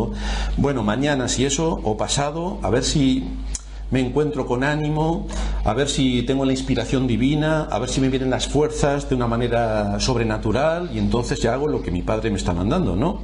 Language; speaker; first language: Spanish; native; Spanish